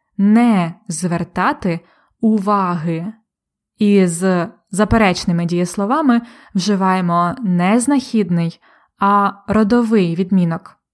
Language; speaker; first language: Ukrainian; native; Ukrainian